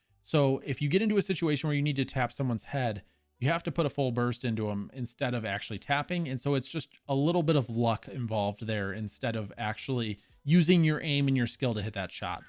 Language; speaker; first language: English; native; English